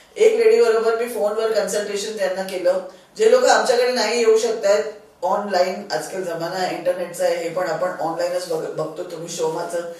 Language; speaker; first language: Marathi; non-native, local second language; Sindhi